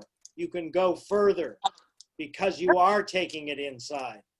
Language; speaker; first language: English; native; English